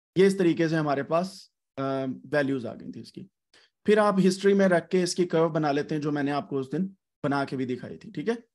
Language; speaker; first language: Urdu; non-native, local second language; Punjabi